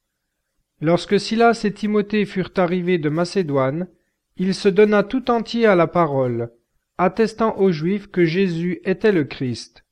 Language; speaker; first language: French; native; French